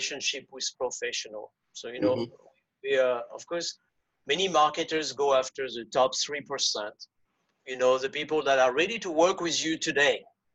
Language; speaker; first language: English; non-native, fluent; French